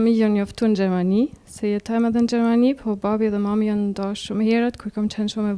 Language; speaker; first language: Albanian; early bilingual, heritage; Albanian